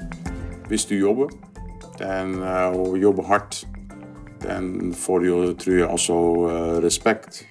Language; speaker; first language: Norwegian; non-native, fluent; Dutch